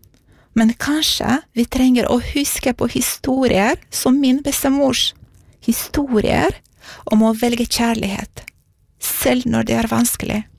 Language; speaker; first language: Norwegian; non-native, fluent; Romanian